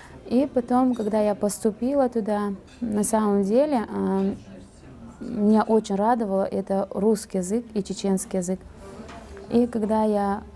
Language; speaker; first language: Russian; non-native, fluent; Uzbek